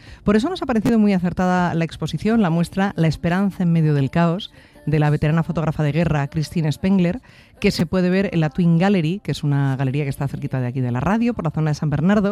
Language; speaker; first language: Spanish; native; Spanish